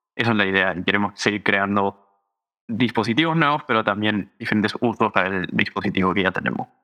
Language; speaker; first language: Spanish; early bilingual, heritage; Spanish